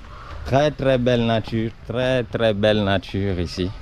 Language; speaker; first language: French; non-native, local second language; Susu